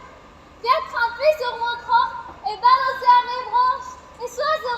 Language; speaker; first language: French; non-native, learner; Arabic